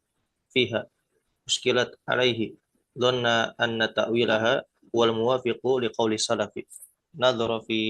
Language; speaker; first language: Arabic; non-native, learner; Indonesian